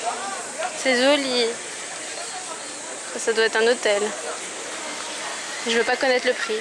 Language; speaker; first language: French; native; French